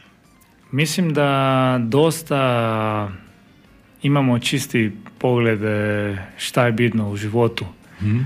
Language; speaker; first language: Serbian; non-native, learner; Spanish